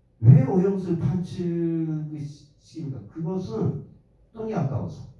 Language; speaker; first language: Korean; non-native, fluent; Japanese